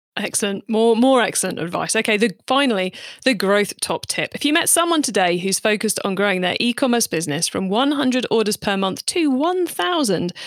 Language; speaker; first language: English; native; English